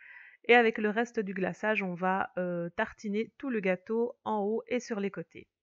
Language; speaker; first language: French; native; French